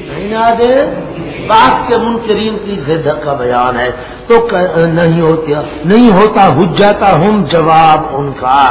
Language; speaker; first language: Urdu; non-native, local second language; Punjabi